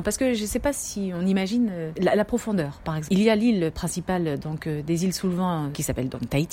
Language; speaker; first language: French; native; French